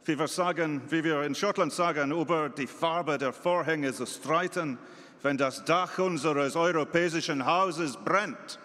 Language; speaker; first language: German; non-native, fluent; English